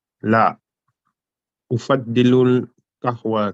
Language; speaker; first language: Arabic; non-native, learner; English